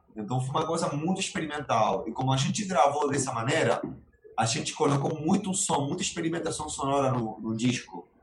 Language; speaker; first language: Portuguese; non-native, fluent; Spanish